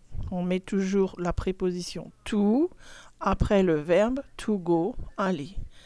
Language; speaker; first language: French; native; French